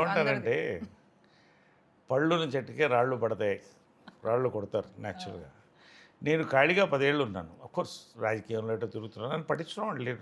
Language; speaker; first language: Telugu; native; Telugu